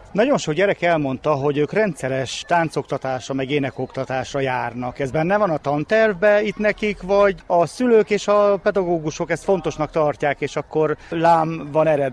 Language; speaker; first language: Hungarian; native; Hungarian